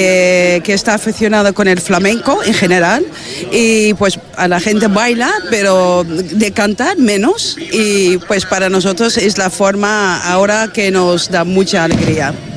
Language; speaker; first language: Spanish; non-native, fluent; Dutch